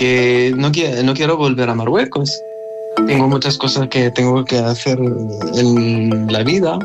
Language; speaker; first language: Spanish; non-native, learner; Arabic